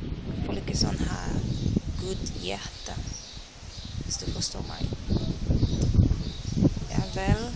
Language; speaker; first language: Norwegian; non-native, learner; Portuguese